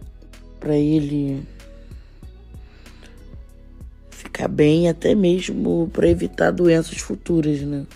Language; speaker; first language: Portuguese; native; Portuguese